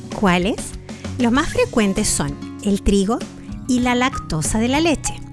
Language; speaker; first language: Spanish; native; Spanish